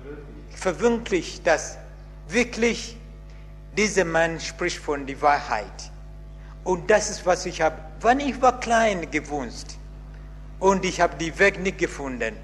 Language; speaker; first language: German; non-native, learner; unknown